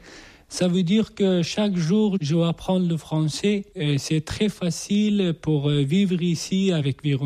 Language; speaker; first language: French; non-native, learner; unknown